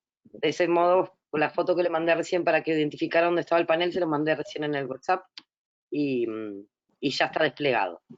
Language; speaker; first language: Spanish; native; Spanish